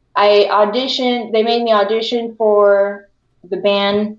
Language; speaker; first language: English; early bilingual, other home language; Filipino